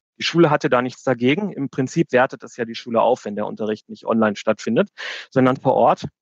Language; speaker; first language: German; native; German